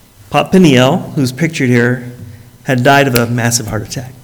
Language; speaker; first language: English; native; English